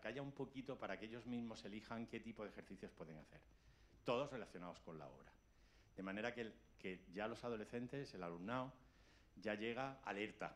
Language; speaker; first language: Spanish; native; Spanish